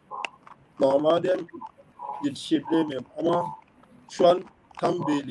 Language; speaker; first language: Turkish; non-native, learner; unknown